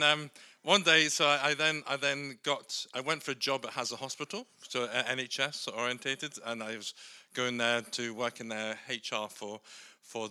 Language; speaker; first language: English; native; English